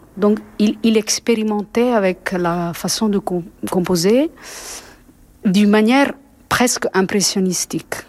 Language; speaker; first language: French; non-native, fluent; Italian